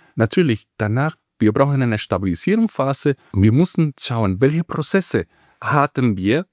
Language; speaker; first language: German; non-native, fluent; Spanish